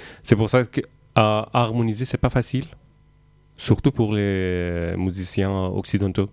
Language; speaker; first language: French; non-native, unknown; Persian